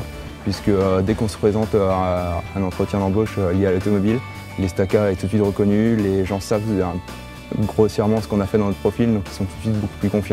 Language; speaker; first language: French; native; French